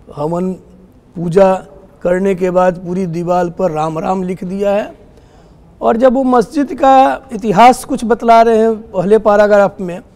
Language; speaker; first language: Hindi; native; Hindi